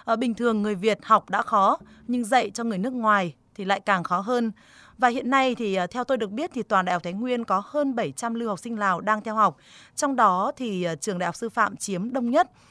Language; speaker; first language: Vietnamese; native; Vietnamese